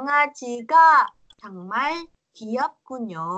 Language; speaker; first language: Korean; non-native, fluent; Vietnamese